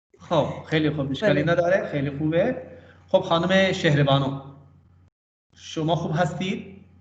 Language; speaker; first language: Persian; non-native, fluent; Urdu